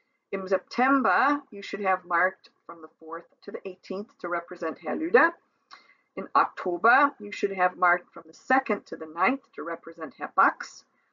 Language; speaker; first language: English; native; English